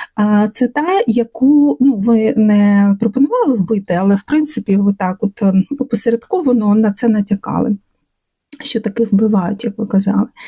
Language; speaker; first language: Ukrainian; non-native, local second language; Russian